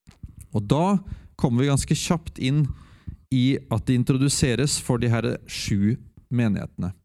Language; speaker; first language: Norwegian; native; Norwegian